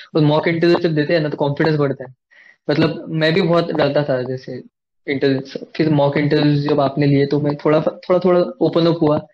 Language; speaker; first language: Hindi; non-native, local second language; Marathi